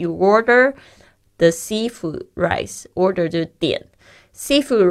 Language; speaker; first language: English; non-native, fluent; Chinese